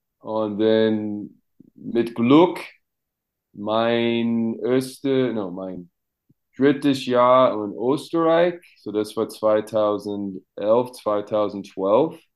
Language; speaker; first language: German; non-native, learner; English